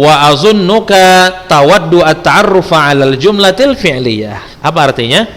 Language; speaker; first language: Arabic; non-native, fluent; Indonesian